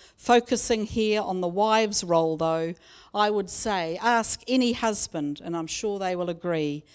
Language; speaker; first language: English; native; English